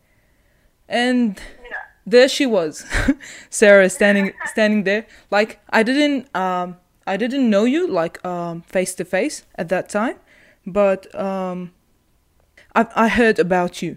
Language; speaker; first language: English; non-native, fluent; Arabic